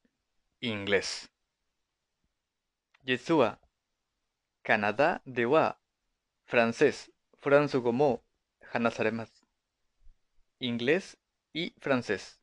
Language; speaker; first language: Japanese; non-native, fluent; Spanish